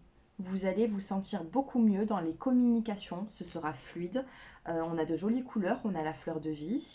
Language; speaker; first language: French; native; French